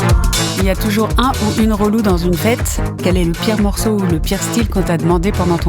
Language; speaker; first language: French; native; French